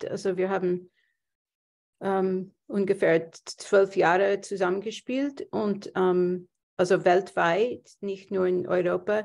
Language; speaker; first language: German; non-native, fluent; English